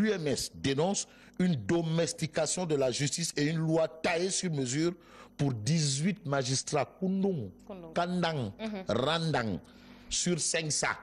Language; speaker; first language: French; non-native, local second language; Wolof